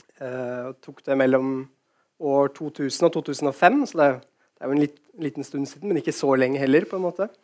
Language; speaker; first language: Norwegian; native; Norwegian